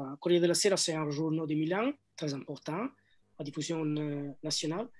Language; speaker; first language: French; non-native, learner; Italian